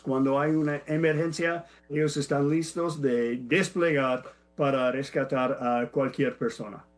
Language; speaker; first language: Spanish; non-native, fluent; English